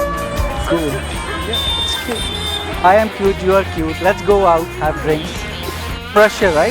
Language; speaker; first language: English; non-native, local second language; Hindi